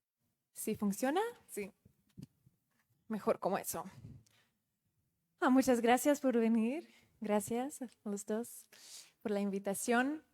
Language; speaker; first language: Spanish; non-native, fluent; Dutch